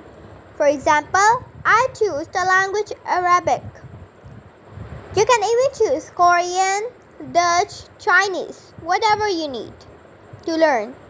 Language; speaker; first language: English; non-native, local second language; Urdu